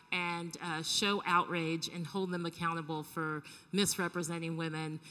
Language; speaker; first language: English; native; English